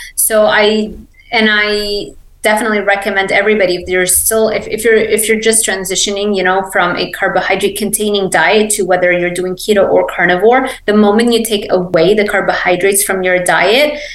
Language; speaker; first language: English; non-native, fluent; Arabic